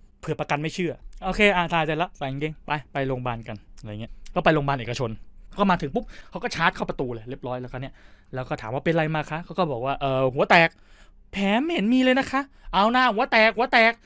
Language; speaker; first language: Thai; native; Thai